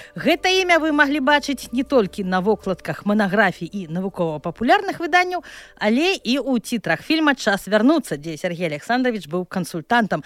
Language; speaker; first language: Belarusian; native; Belarusian